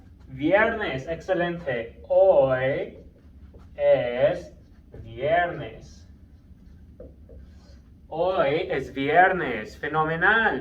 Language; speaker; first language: Spanish; non-native, fluent; English